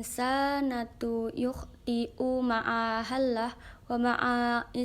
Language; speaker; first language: Arabic; non-native, learner; Indonesian